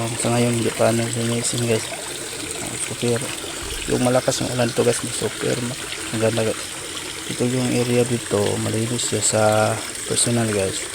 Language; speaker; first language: Filipino; non-native, local second language; Cebuano